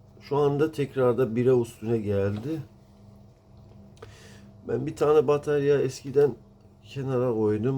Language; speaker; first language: Turkish; non-native, learner; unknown